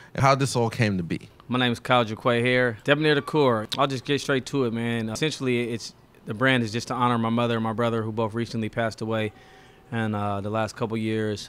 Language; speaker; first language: English; native; English